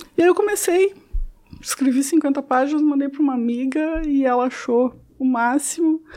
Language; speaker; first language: Portuguese; native; Portuguese